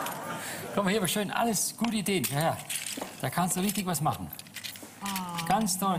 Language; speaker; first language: German; native; German